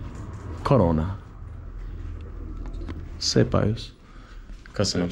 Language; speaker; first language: Hungarian; non-native, learner; English